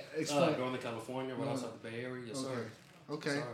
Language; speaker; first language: English; native; English